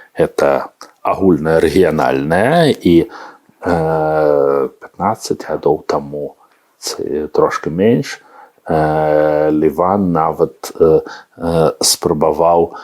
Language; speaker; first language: Belarusian; non-native, learner; Russian